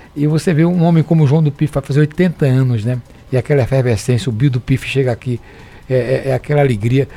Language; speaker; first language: Portuguese; native; Portuguese